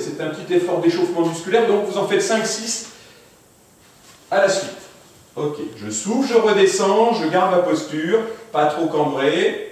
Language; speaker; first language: French; native; French